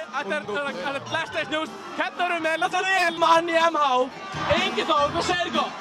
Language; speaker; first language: Icelandic; native; Icelandic